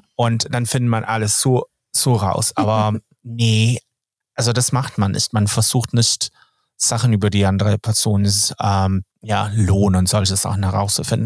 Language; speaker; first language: German; non-native, fluent; Swedish